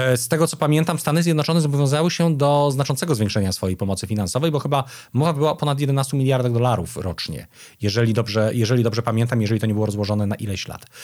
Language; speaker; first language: Polish; native; Polish